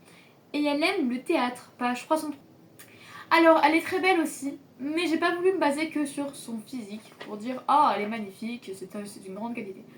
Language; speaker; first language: French; native; French